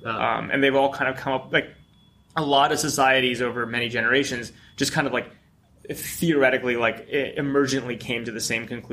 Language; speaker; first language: English; native; English